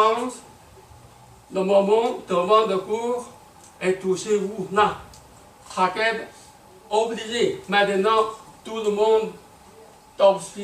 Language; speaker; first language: French; non-native, learner; Chinese